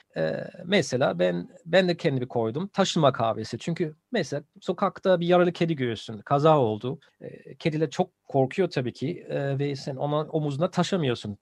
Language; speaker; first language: Turkish; non-native, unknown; German